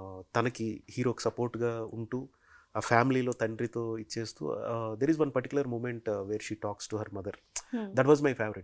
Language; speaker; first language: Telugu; native; Telugu